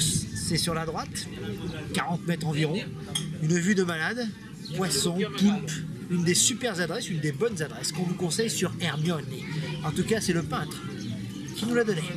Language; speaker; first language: French; native; French